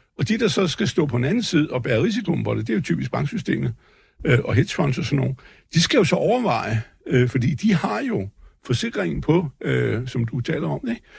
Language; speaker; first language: Danish; native; Danish